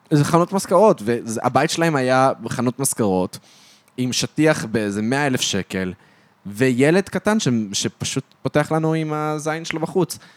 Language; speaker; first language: Hebrew; early bilingual, other home language; French